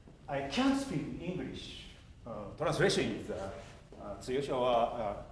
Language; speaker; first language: English; non-native, learner; Japanese